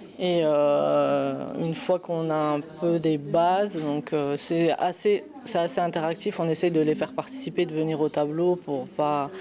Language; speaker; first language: French; native; French